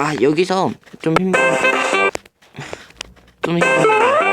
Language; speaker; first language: Korean; native; Korean